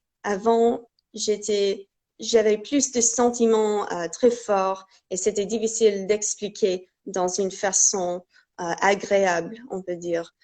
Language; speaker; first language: French; non-native, fluent; English